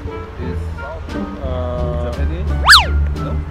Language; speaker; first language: English; non-native, learner; Chinese